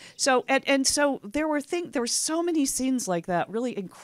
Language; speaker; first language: English; native; English